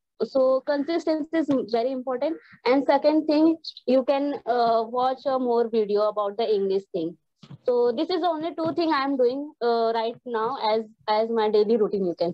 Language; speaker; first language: English; non-native, learner; Hindi